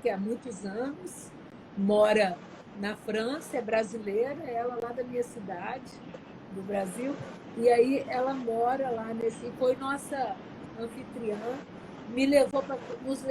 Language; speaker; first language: Portuguese; native; Portuguese